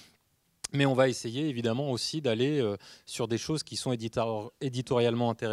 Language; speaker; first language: French; native; French